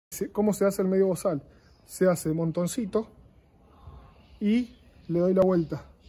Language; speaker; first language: Spanish; native; Spanish